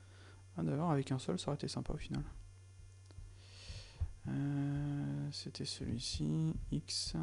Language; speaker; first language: French; native; French